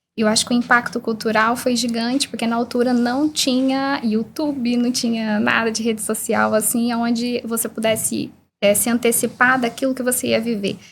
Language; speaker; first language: Portuguese; native; Portuguese